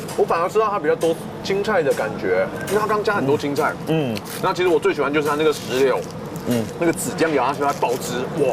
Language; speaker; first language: Chinese; native; Chinese